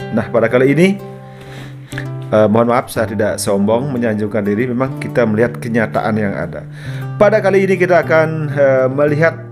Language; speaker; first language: Indonesian; native; Indonesian